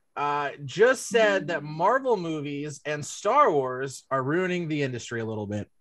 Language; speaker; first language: English; native; English